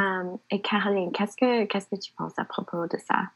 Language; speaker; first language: French; non-native, local second language; English